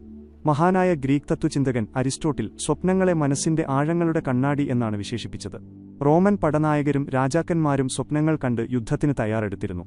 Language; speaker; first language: Malayalam; native; Malayalam